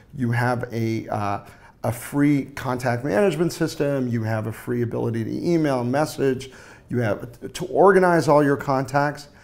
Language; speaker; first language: English; native; English